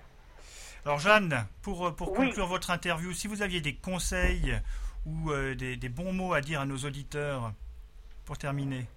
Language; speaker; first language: French; native; French